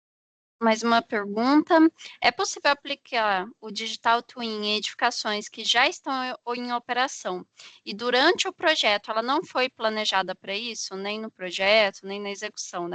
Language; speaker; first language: Portuguese; native; Portuguese